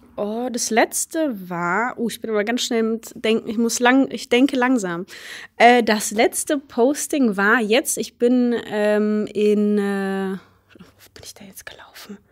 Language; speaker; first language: German; early bilingual, other home language; Polish